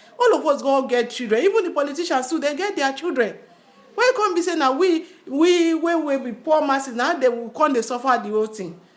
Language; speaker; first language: Nigerian Pidgin; non-native, local second language; Yoruba